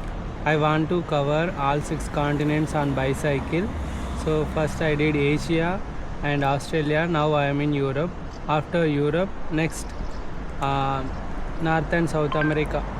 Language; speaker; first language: English; non-native, local second language; Telugu